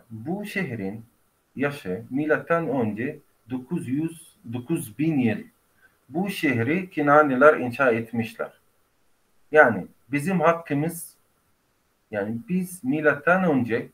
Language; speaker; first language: Turkish; non-native, fluent; Arabic